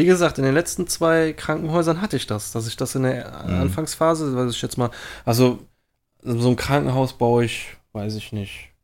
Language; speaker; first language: German; native; German